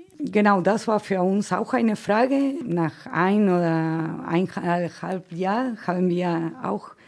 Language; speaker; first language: German; non-native, fluent; Spanish